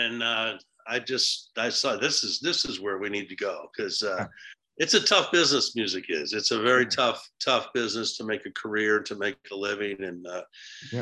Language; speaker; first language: English; native; English